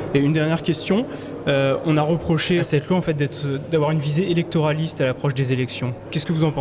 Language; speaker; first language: French; native; French